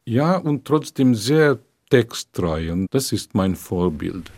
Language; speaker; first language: German; non-native, fluent; Hungarian